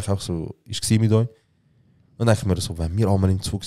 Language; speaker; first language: German; native; German